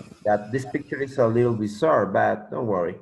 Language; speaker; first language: English; non-native, learner; Spanish